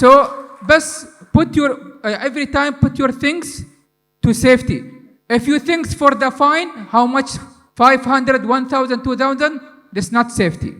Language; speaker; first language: English; non-native, learner; Arabic